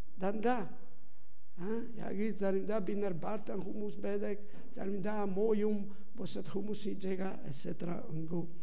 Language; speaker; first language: Mongolian; non-native, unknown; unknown